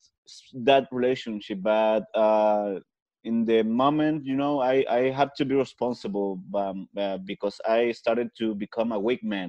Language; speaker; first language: English; non-native, fluent; Spanish